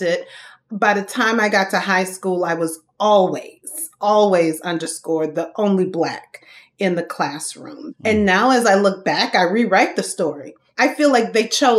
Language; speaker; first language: English; native; English